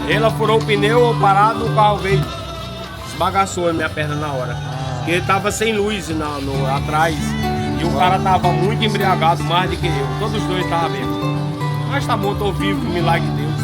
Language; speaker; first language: Portuguese; native; Portuguese